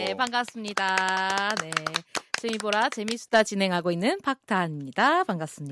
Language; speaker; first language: Korean; native; Korean